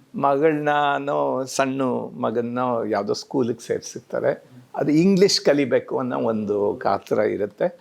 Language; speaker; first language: Kannada; native; Kannada